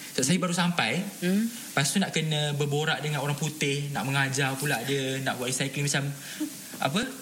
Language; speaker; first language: Malay; native; Malay